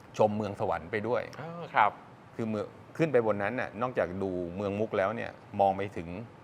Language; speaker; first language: Thai; native; Thai